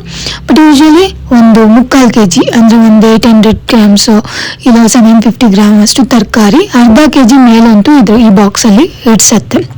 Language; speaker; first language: Kannada; native; Kannada